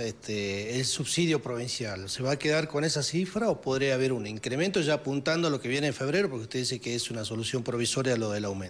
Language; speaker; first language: Spanish; native; Spanish